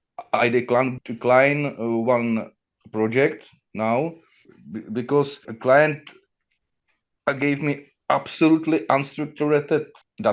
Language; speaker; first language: English; non-native, learner; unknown